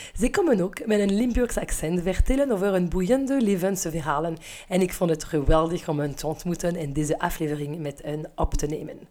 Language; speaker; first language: Dutch; non-native, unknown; French